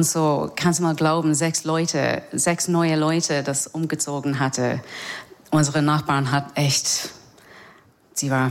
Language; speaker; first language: German; non-native, learner; English